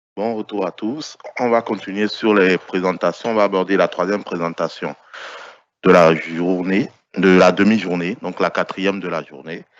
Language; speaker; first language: French; native; French